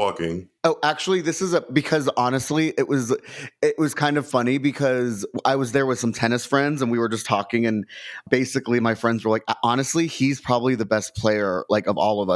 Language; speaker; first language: English; native; English